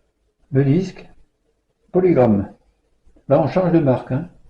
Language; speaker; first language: French; native; French